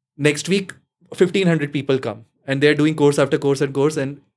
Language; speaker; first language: English; non-native, local second language; Punjabi